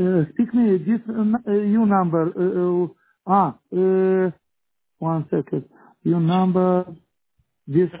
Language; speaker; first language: English; non-native, learner; Romanian